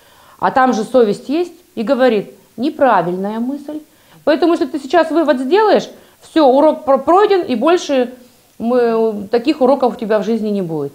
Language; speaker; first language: Russian; native; Russian